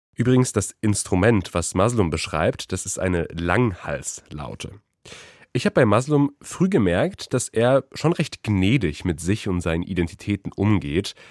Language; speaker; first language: German; early bilingual, other home language; Polish